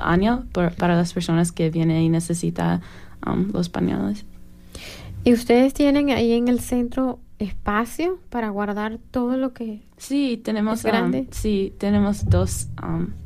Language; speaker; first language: Spanish; non-native, learner; English